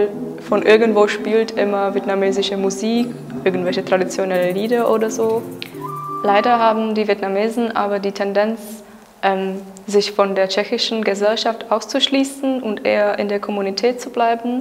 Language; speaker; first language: German; non-native, fluent; Czech